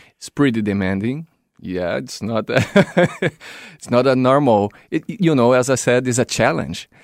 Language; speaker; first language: English; non-native, fluent; Portuguese